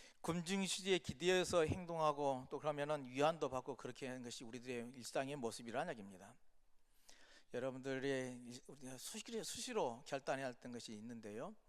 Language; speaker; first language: Korean; native; Korean